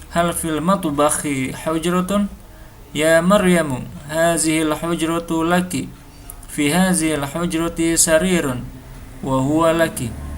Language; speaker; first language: Arabic; non-native, fluent; Indonesian